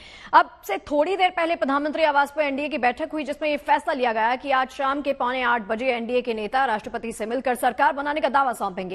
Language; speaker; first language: Hindi; native; Hindi